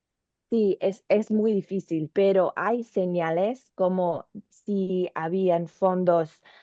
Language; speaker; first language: Spanish; non-native, learner; English